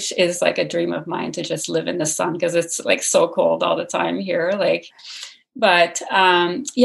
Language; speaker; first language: English; non-native, fluent; French